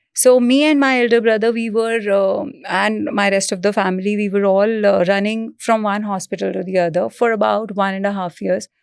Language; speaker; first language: English; non-native, local second language; Punjabi